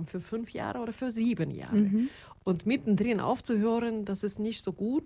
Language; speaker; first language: German; non-native, fluent; Russian